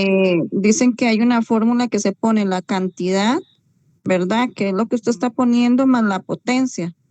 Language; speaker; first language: Spanish; native; Spanish